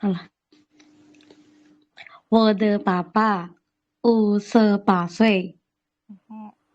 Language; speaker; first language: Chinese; non-native, learner; Indonesian